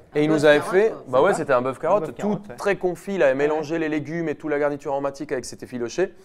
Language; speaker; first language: French; non-native, fluent; Spanish